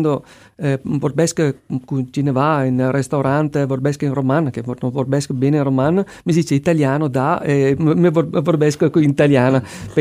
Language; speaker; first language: Romanian; non-native, learner; Italian